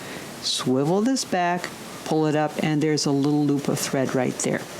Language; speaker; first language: English; native; English